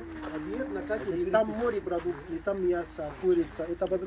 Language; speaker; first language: Russian; non-native, fluent; Arabic